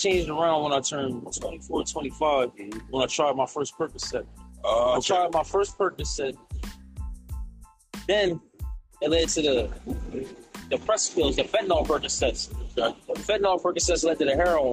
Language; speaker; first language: English; native; English